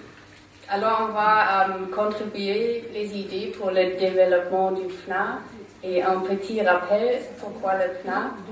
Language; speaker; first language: French; non-native, learner; German